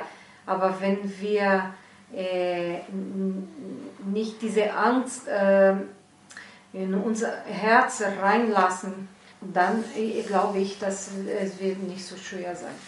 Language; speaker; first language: German; non-native, fluent; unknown